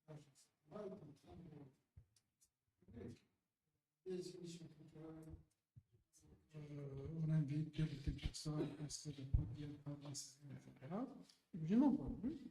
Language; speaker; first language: French; non-native, local second language; Arabic